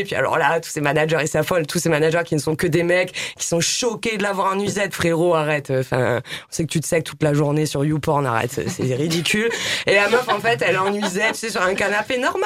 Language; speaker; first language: French; native; French